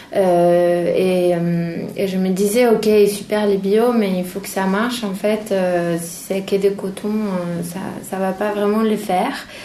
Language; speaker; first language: French; non-native, fluent; Spanish